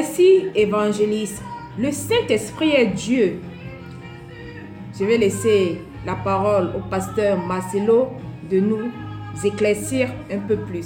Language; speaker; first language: French; non-native, local second language; Basaa